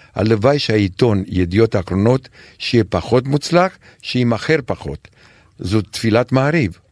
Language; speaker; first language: Hebrew; non-native, fluent; Romanian